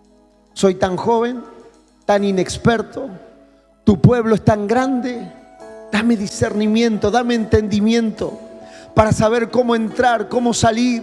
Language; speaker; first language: Spanish; native; Spanish